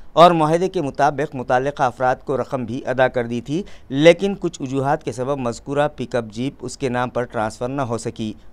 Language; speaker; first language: Urdu; native; Urdu